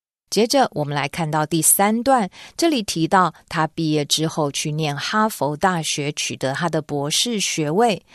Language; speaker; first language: Chinese; native; Chinese